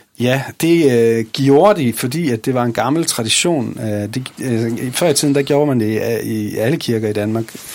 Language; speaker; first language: Danish; native; Danish